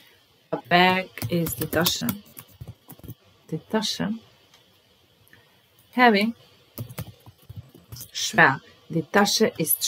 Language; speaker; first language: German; non-native, fluent; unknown